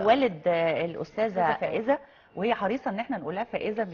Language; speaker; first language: Arabic; native; Arabic